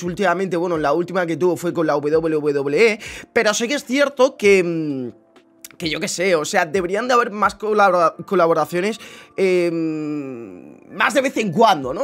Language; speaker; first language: Spanish; native; Spanish